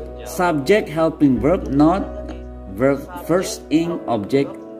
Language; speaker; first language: English; non-native, fluent; Indonesian